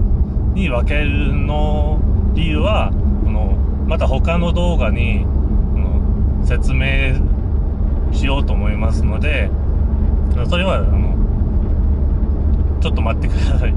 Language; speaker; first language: Japanese; non-native, fluent; English